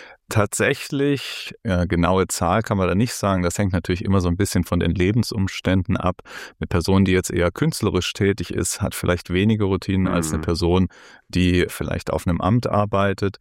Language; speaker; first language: German; native; German